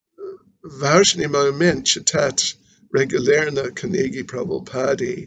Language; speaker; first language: Russian; non-native, learner; English